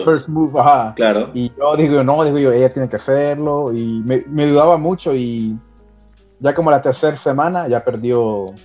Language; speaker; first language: Spanish; early bilingual, heritage; Spanish